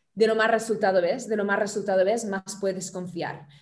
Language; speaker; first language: Spanish; non-native, fluent; German